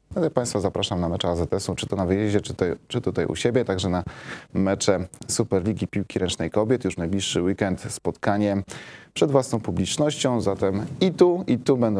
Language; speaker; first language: Polish; native; Polish